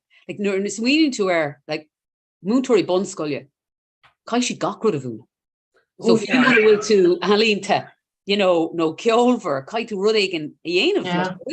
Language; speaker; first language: Irish; non-native, local second language; English